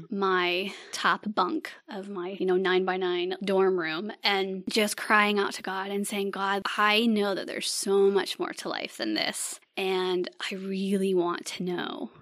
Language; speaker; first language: English; native; English